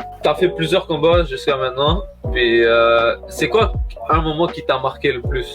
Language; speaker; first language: French; native; French